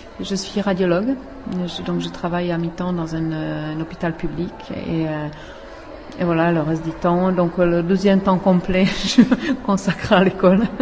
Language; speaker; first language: French; non-native, fluent; Czech